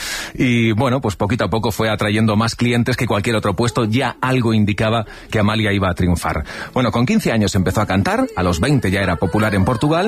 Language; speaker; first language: Spanish; native; Spanish